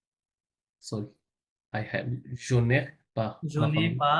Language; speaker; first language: French; non-native, learner; Bangla